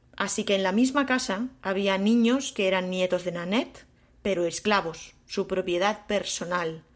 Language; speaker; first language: Spanish; native; Spanish